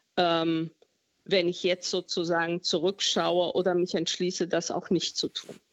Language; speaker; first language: German; early bilingual, other home language; Romanian